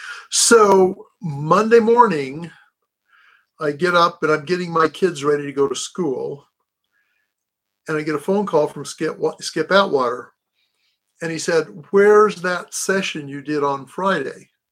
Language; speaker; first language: English; native; English